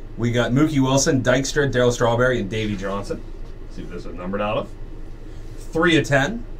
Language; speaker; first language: English; native; English